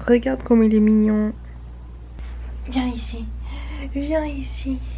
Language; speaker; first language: French; non-native, fluent; English